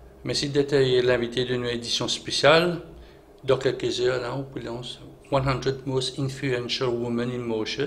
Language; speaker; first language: French; non-native, local second language; Morisyen